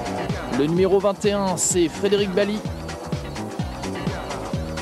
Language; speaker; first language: French; native; French